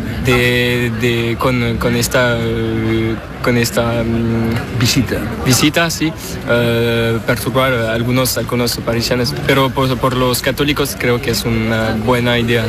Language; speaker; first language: Spanish; non-native, learner; French